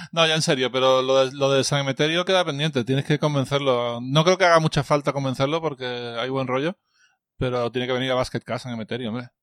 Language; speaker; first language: Spanish; native; Spanish